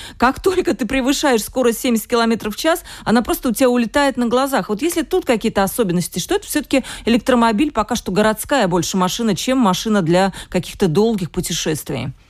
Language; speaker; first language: Russian; native; Russian